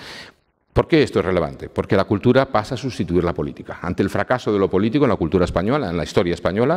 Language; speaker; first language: Spanish; native; Spanish